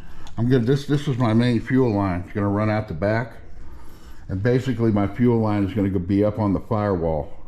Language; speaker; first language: English; native; English